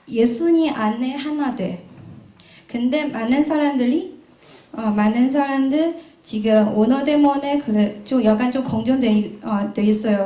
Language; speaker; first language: Korean; non-native, learner; Chinese